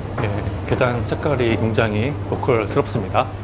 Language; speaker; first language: Korean; native; Korean